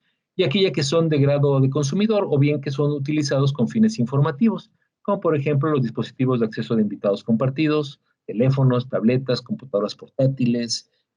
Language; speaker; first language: Spanish; native; Spanish